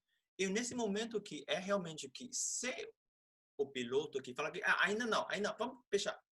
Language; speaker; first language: Portuguese; non-native, fluent; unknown